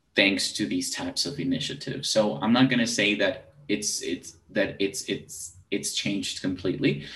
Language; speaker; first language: English; non-native, fluent; Spanish